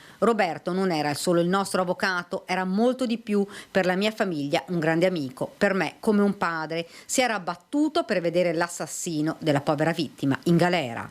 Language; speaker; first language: Italian; native; Italian